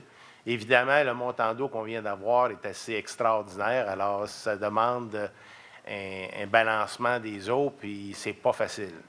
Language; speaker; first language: French; native; French